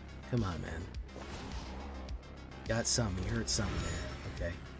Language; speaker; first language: English; native; English